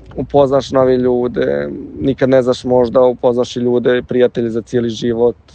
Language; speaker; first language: Serbian; native; Serbian